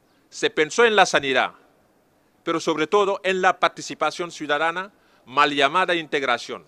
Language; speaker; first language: Spanish; non-native, fluent; Serer